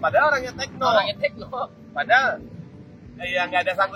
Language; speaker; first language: Indonesian; native; Indonesian